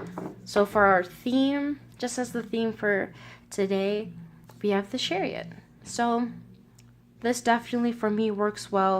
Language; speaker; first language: English; native; English